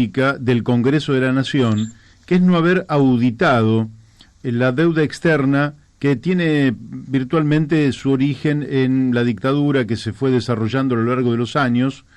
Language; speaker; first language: Spanish; native; Spanish